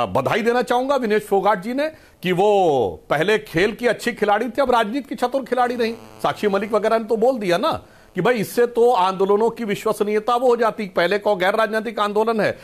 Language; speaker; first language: Hindi; native; Hindi